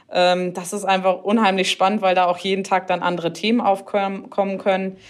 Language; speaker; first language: German; native; German